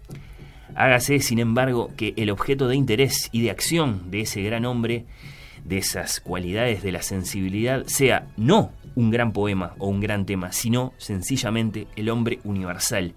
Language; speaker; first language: Spanish; native; Spanish